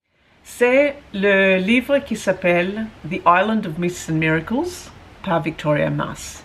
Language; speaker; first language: French; non-native, learner; English